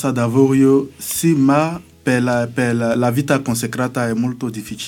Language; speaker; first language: Italian; non-native, learner; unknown